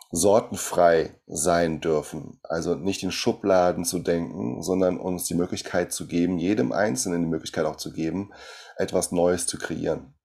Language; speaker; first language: German; early bilingual, other home language; Portuguese